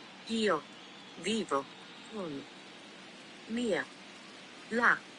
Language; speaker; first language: Italian; non-native, learner; English